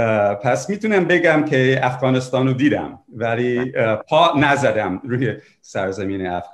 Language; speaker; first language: Persian; non-native, fluent; English